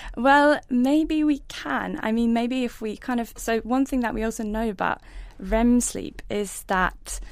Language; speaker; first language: English; non-native, fluent; Norwegian